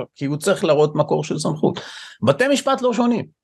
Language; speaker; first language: Hebrew; native; Hebrew